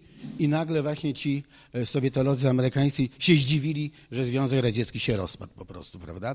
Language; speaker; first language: Polish; native; Polish